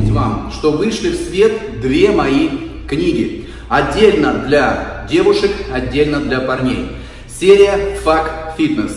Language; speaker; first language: Russian; native; Russian